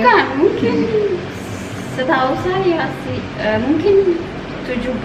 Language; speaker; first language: Indonesian; non-native, learner; Amharic